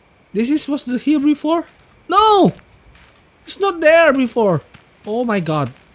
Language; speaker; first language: English; non-native, learner; Indonesian